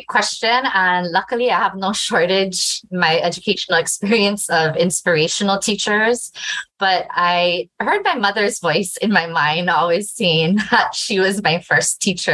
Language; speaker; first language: English; native; English